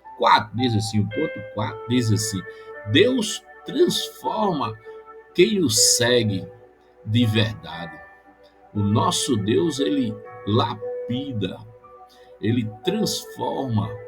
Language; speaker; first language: Portuguese; native; Portuguese